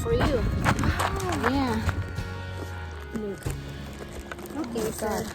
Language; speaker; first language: English; non-native, learner; Spanish